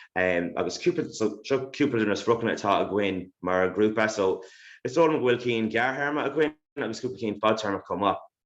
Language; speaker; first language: Irish; non-native, local second language; English